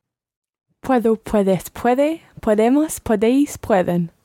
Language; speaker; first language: Spanish; non-native, learner; English